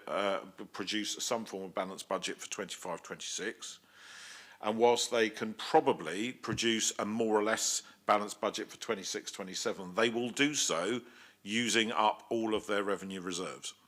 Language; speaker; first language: English; native; English